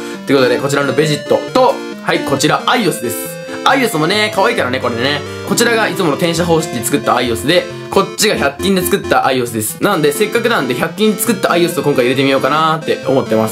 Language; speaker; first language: Japanese; native; Japanese